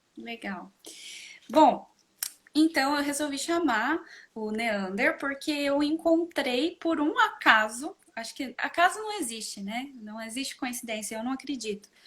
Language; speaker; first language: Portuguese; native; Portuguese